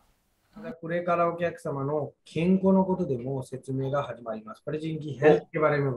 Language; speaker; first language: Japanese; non-native, fluent; Hindi